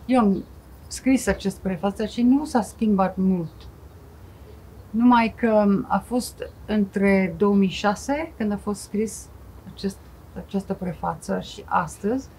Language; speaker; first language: Romanian; non-native, fluent; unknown